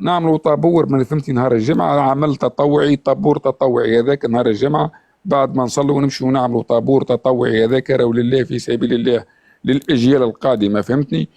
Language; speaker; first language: Arabic; native; Arabic